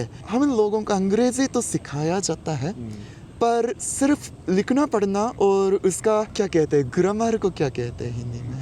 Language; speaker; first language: Hindi; non-native, fluent; Japanese